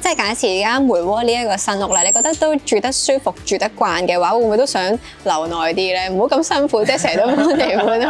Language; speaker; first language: Cantonese; native; Cantonese